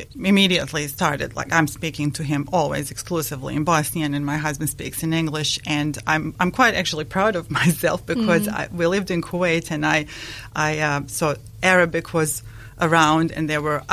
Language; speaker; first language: English; non-native, fluent; Bosnian